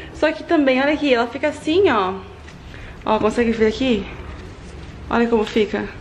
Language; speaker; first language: Portuguese; native; Portuguese